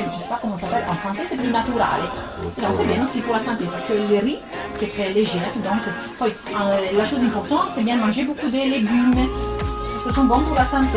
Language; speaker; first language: French; non-native, learner; Italian